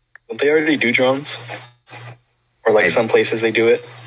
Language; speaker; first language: English; native; English